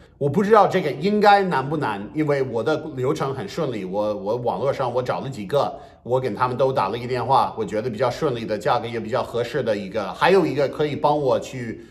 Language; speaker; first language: Chinese; non-native, fluent; English